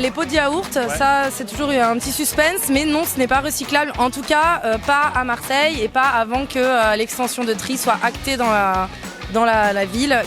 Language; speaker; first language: French; native; French